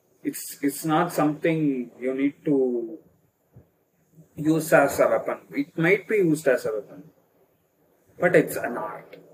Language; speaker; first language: English; non-native, local second language; Tamil